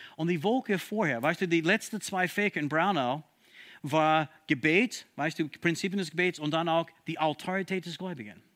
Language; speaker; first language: German; non-native, fluent; English